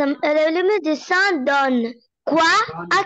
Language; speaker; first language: French; non-native, learner; Arabic